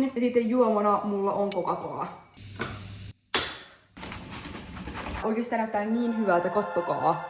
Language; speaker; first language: Finnish; native; Finnish